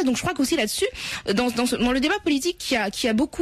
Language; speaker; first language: French; native; French